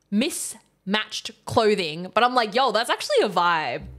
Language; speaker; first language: English; native; English